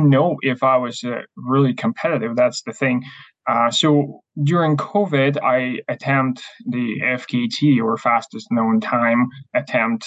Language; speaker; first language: English; non-native, fluent; Ukrainian